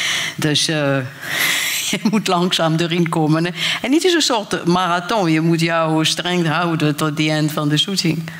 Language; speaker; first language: Dutch; non-native, fluent; French